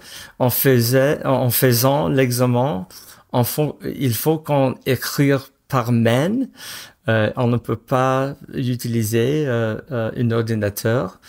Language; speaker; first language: French; non-native, fluent; English